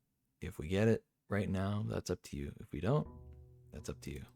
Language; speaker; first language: English; native; English